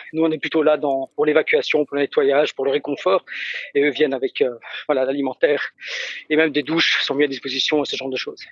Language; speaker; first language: French; native; French